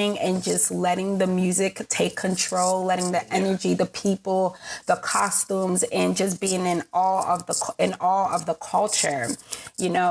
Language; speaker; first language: English; native; English